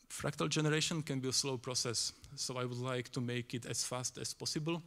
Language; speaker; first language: English; non-native, fluent; Slovak